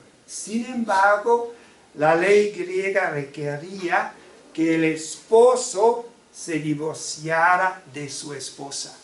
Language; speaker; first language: Spanish; non-native, fluent; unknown